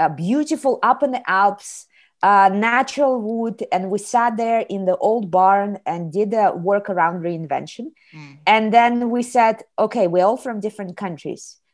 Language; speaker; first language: English; non-native, fluent; Kazakh